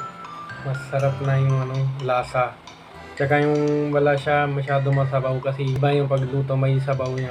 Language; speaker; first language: Filipino; non-native, learner; Punjabi